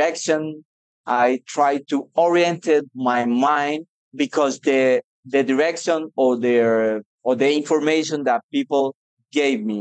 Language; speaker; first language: English; non-native, learner; Spanish